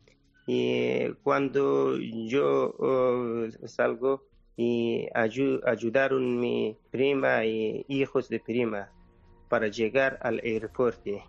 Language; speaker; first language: Spanish; non-native, learner; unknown